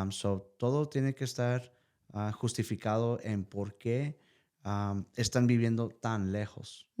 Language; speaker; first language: Spanish; early bilingual, heritage; Spanish